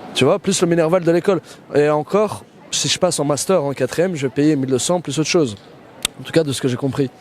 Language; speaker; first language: French; early bilingual, other home language; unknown